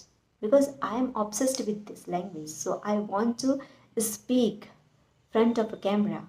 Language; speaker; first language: English; non-native, learner; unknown